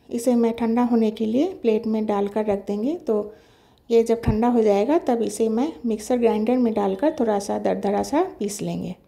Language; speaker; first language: Hindi; non-native, local second language; Bangla